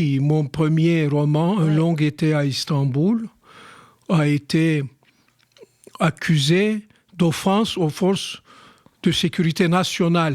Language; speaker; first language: French; non-native, fluent; Turkish